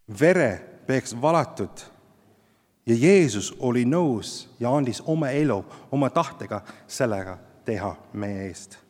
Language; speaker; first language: Estonian; non-native, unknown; English